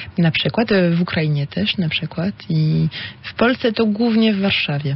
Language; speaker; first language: Polish; non-native, fluent; French